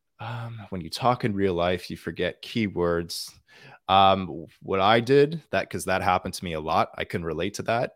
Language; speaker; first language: English; native; English